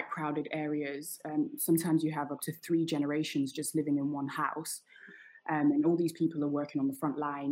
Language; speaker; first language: English; native; English